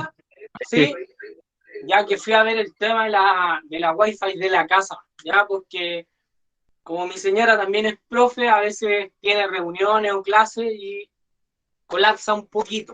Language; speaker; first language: Spanish; native; Spanish